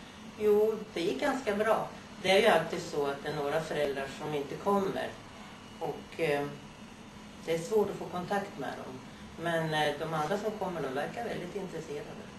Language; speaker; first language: Swedish; native; Swedish